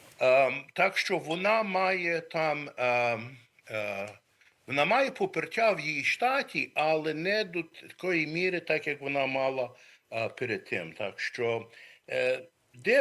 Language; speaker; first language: Ukrainian; early bilingual, heritage; Ukrainian